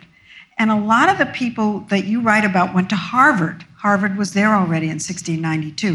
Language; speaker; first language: English; native; English